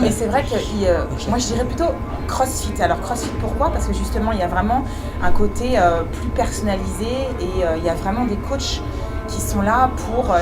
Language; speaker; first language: French; native; French